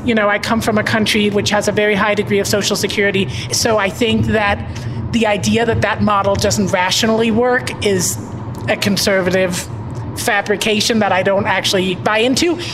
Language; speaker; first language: English; non-native, fluent; Danish